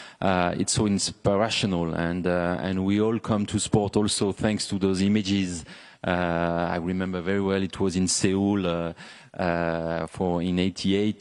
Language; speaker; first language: English; non-native, fluent; French